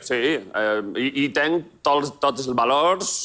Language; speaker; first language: Catalan; non-native, local second language; Spanish